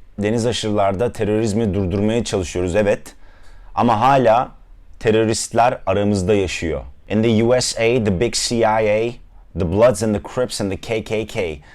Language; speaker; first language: Turkish; native; Turkish